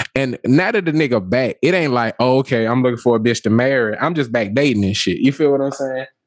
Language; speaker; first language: English; native; English